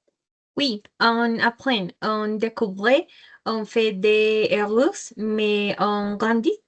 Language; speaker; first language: French; non-native, learner; Spanish